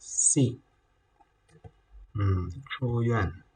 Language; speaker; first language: Chinese; non-native, fluent; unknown